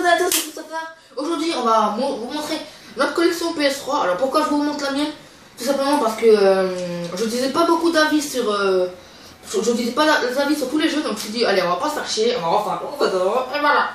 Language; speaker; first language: French; native; French